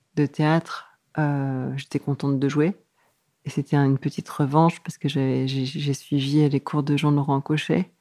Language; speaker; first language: French; native; French